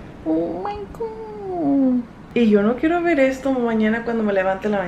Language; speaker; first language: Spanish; early bilingual, heritage; English